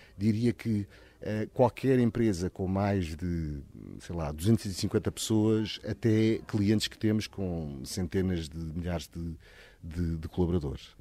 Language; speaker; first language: Portuguese; native; Portuguese